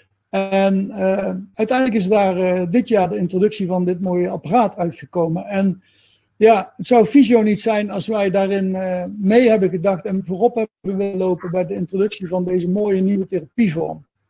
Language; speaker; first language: Dutch; native; Dutch